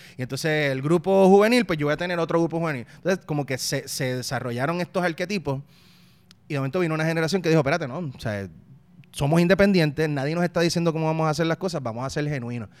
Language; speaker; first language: Spanish; native; Spanish